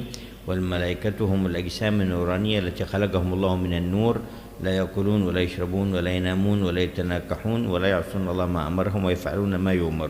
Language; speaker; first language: Arabic; native; Arabic